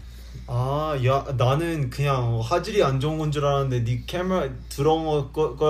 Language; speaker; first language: Korean; early bilingual, heritage; Korean